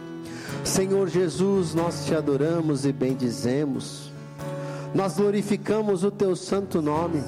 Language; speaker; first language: Portuguese; native; Portuguese